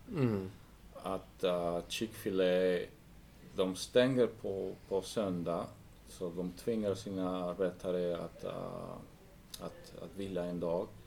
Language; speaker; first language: Swedish; non-native, fluent; English